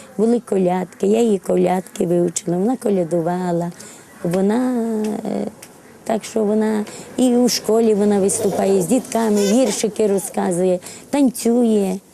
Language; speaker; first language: Ukrainian; native; Ukrainian